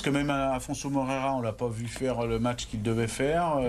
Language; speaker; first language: French; native; French